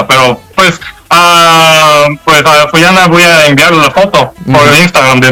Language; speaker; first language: Spanish; non-native, learner; Korean